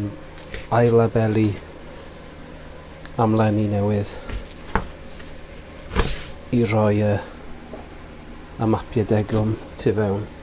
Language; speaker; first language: Welsh; non-native, local second language; English